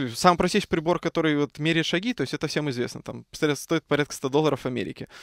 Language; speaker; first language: Russian; native; Russian